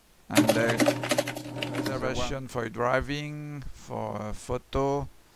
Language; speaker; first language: English; non-native, learner; French